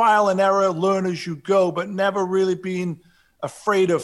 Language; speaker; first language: English; native; English